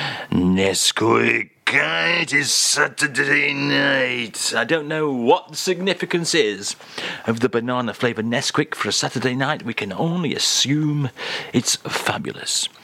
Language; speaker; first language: English; native; English